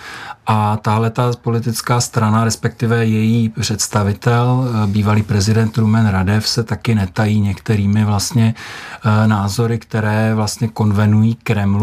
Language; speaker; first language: Czech; native; Czech